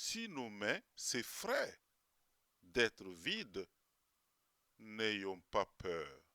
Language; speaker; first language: French; native; French